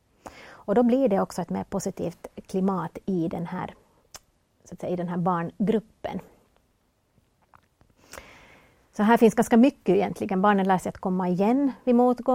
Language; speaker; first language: Swedish; native; Swedish